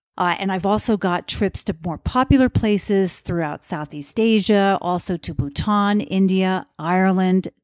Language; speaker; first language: English; native; English